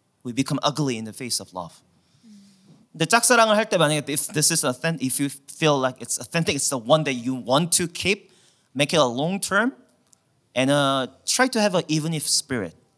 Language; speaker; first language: English; non-native, fluent; Korean